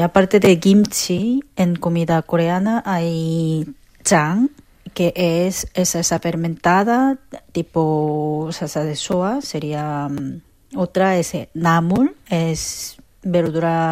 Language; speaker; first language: Spanish; non-native, fluent; Korean